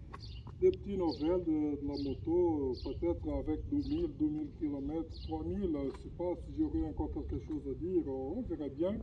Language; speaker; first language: French; non-native, fluent; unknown